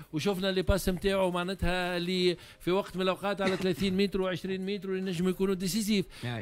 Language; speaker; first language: Arabic; native; Arabic